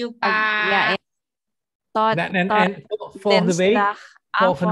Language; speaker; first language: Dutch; non-native, learner; Indonesian